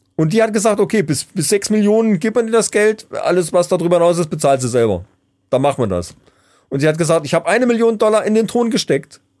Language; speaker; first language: German; native; German